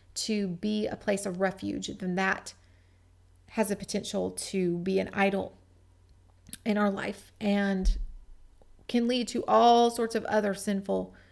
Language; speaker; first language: English; native; English